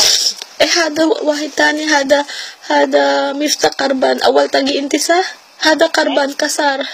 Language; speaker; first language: Arabic; non-native, learner; Filipino